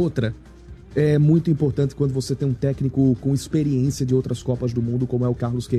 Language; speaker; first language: Portuguese; native; Portuguese